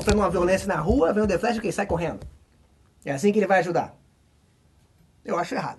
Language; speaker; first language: Portuguese; native; Portuguese